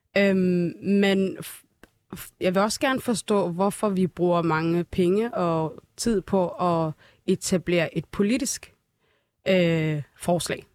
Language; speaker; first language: Danish; early bilingual, other home language; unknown